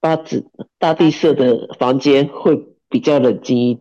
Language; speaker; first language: Chinese; non-native, learner; Japanese